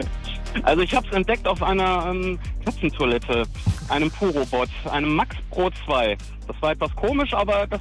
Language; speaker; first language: German; native; German